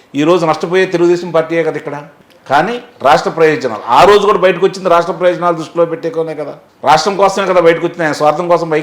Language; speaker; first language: Telugu; native; Telugu